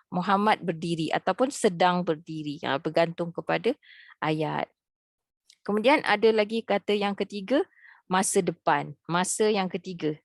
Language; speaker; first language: Malay; native; Malay